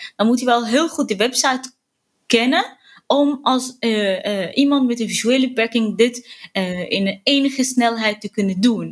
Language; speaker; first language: Dutch; non-native, fluent; Arabic